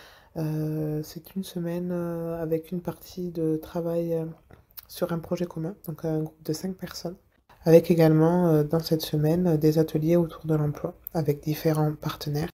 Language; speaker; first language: French; native; French